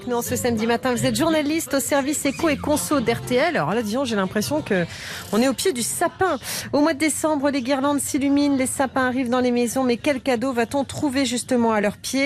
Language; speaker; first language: French; native; French